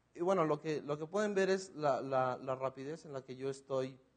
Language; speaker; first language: Spanish; native; Spanish